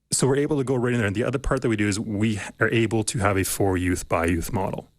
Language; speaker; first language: English; native; English